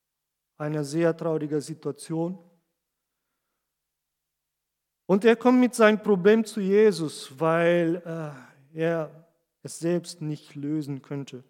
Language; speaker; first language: German; non-native, fluent; Portuguese